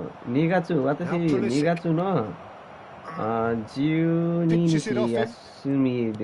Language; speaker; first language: Japanese; non-native, learner; Nepali